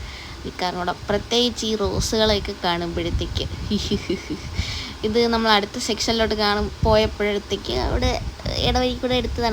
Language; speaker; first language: Malayalam; native; Malayalam